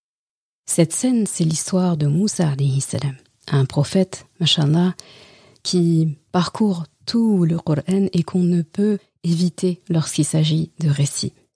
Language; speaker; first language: French; native; French